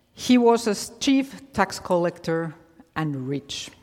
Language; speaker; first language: English; non-native, fluent; Finnish